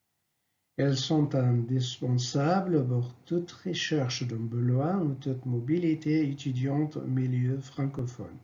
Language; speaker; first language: French; non-native, fluent; Arabic